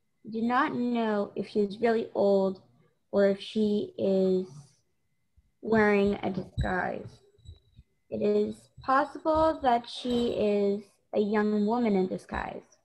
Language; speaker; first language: English; native; English